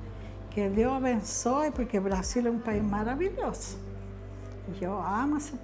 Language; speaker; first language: Portuguese; non-native, fluent; Spanish